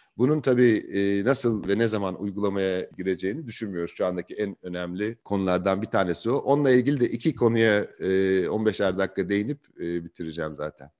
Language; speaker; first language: Turkish; native; Turkish